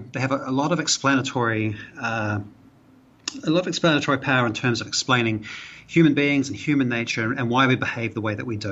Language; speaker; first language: English; native; English